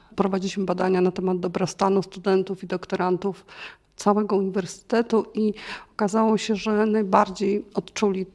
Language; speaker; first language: Polish; native; Polish